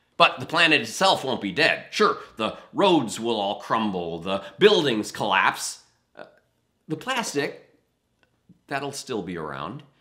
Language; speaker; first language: English; native; English